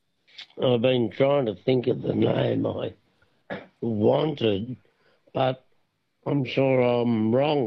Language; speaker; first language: English; native; English